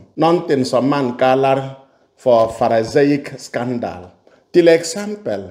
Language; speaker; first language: Swedish; non-native, fluent; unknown